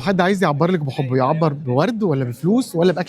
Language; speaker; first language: Arabic; native; Arabic